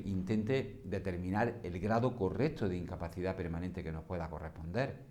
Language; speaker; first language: Spanish; native; Spanish